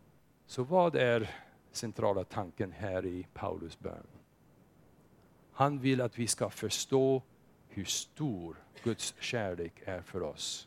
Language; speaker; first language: Swedish; non-native, fluent; English